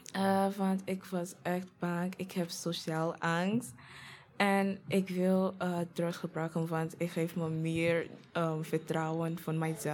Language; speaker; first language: Dutch; non-native, learner; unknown